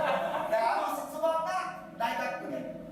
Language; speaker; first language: Japanese; non-native, fluent; Chinese